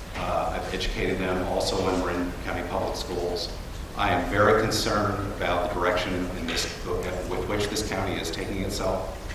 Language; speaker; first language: English; native; English